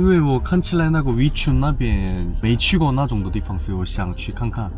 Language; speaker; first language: Chinese; non-native, learner; Korean